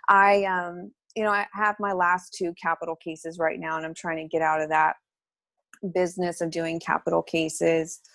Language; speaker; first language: English; native; English